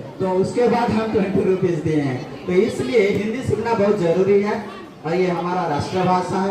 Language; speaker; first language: Hindi; non-native, local second language; Odia